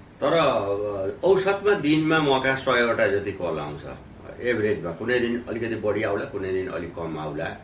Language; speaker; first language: Nepali; native; Nepali